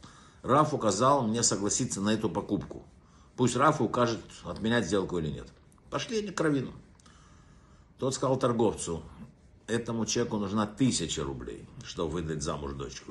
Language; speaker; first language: Russian; native; Russian